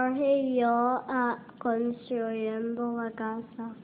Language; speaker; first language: Spanish; early bilingual, heritage; Spanish